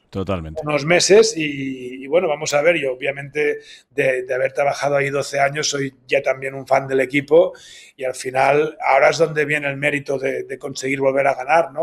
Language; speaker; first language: Spanish; native; Spanish